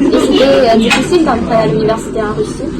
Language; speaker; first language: French; non-native, fluent; Russian